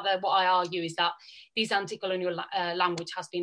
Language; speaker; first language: English; non-native, fluent; Catalan